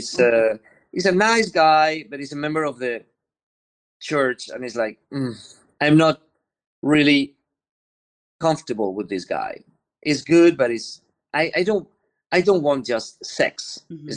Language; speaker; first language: English; non-native, learner; Spanish